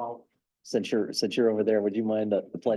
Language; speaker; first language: English; native; English